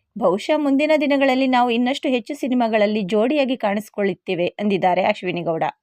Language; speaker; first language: Kannada; non-native, local second language; Lambadi